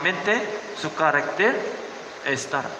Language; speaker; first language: Spanish; non-native, learner; Korean